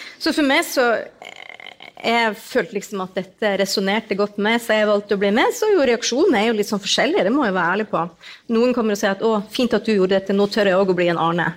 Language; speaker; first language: Norwegian; native; Norwegian